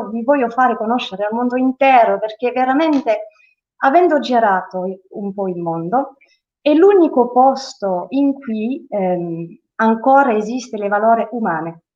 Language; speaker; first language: Italian; non-native, fluent; French